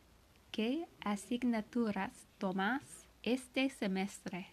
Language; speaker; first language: Spanish; non-native, learner; English